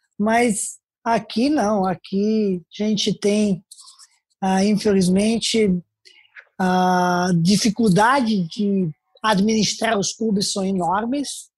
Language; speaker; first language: Portuguese; non-native, fluent; Serbian